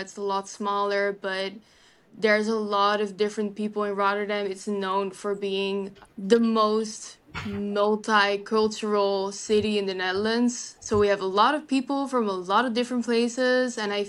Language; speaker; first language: English; non-native, fluent; Dutch